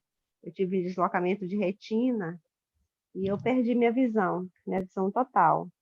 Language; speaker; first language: Portuguese; native; Portuguese